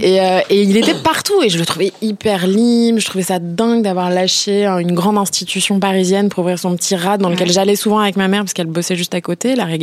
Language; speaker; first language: French; native; French